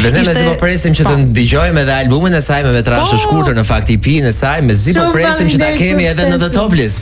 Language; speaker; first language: Albanian; native; Albanian